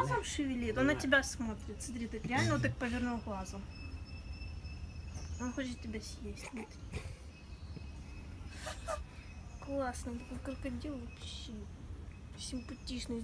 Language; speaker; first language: Russian; native; Russian